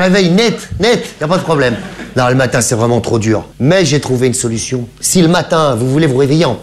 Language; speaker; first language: French; native; French